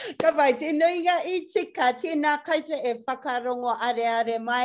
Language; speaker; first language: Māori; non-native, local second language; English